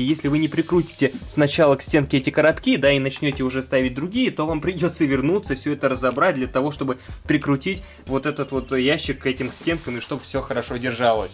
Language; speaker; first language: Russian; native; Russian